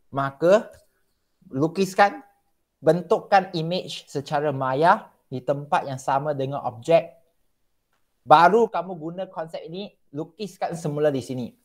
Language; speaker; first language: Malay; non-native, local second language; Chinese